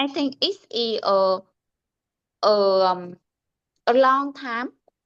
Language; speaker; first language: English; non-native, learner; Vietnamese